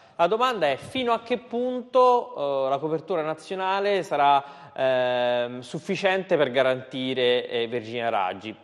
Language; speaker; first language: Italian; native; Italian